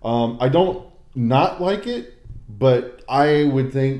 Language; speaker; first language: English; native; English